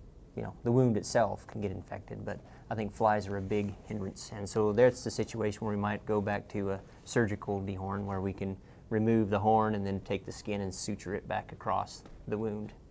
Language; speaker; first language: English; native; English